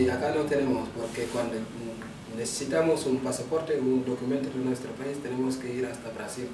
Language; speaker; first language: Spanish; non-native, local second language; Wolof